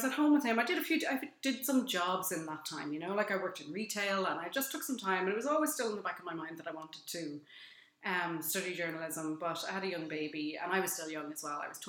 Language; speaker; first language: English; native; English